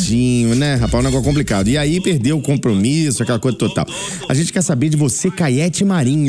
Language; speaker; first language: Portuguese; native; Portuguese